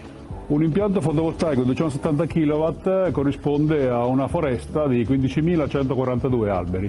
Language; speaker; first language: Italian; native; Italian